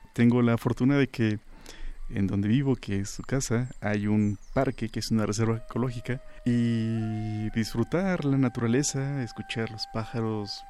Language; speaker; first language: Spanish; native; Spanish